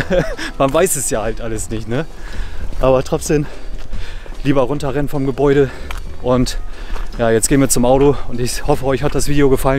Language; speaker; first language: German; native; German